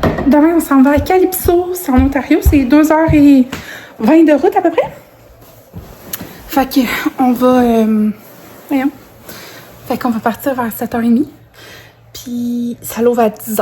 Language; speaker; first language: French; native; French